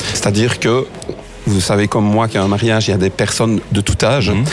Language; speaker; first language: French; native; French